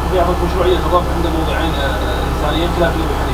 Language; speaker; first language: Arabic; native; Arabic